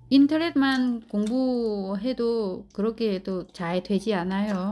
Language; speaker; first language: Korean; non-native, learner; Vietnamese